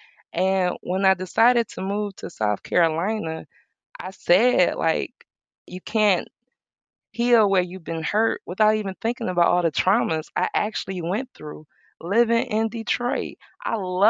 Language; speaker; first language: English; native; English